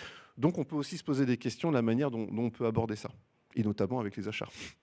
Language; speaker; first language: French; native; French